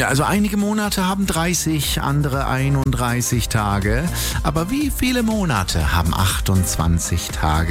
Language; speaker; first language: German; native; German